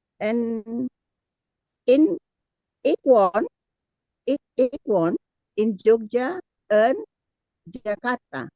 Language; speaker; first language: Dutch; non-native, learner; Indonesian